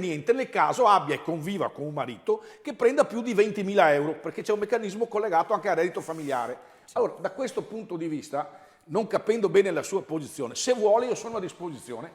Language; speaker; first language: Italian; native; Italian